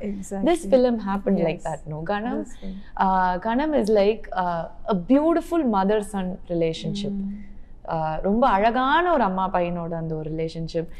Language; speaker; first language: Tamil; native; Tamil